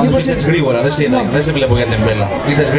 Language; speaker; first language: Greek; native; Greek